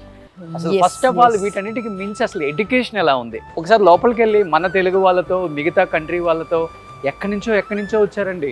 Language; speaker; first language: Telugu; native; Telugu